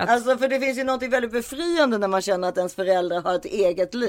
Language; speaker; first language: Swedish; native; Swedish